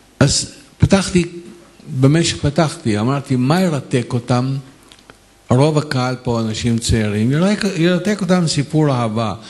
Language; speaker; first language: Hebrew; non-native, fluent; Arabic